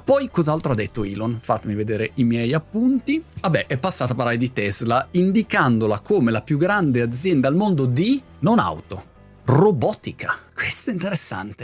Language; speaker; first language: Italian; native; Italian